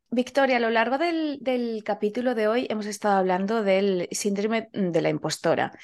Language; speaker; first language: Spanish; non-native, local second language; Catalan